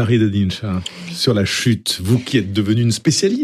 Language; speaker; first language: French; native; French